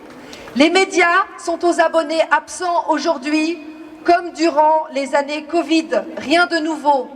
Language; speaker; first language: French; native; French